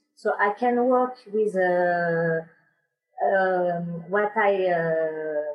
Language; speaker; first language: English; non-native, learner; French